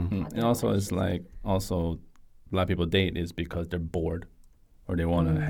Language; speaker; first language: English; native; English